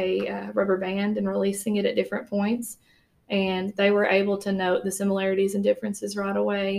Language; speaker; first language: English; native; English